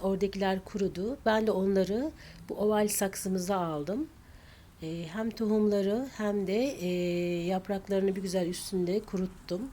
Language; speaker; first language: Turkish; native; Turkish